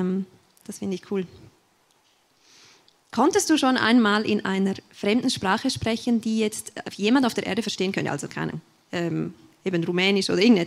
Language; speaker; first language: German; native; German